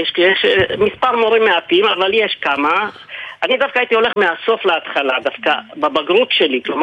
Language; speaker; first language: Hebrew; early bilingual, other home language; Arabic